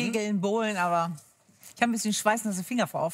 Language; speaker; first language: German; native; German